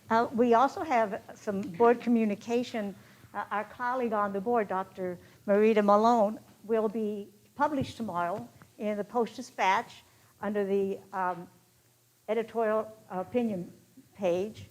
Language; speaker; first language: English; native; English